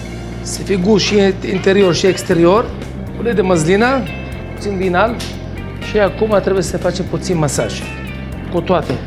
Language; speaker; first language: Romanian; non-native, learner; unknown